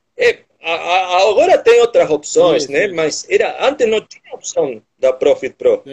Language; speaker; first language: Portuguese; non-native, learner; Spanish